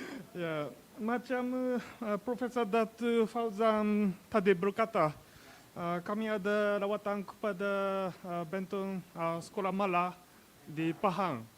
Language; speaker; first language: Indonesian; non-native, learner; Japanese